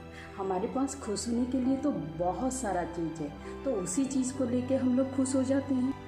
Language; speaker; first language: Hindi; non-native, local second language; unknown